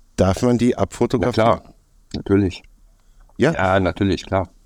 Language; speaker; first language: German; native; German